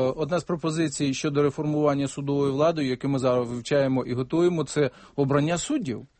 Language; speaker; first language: Ukrainian; non-native, fluent; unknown